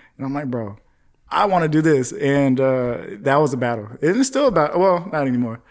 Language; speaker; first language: English; native; English